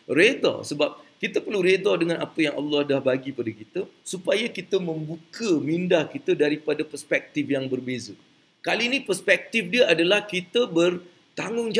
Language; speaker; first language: Malay; native; Malay